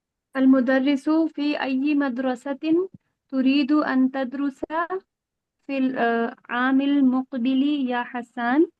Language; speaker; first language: Arabic; non-native, learner; Urdu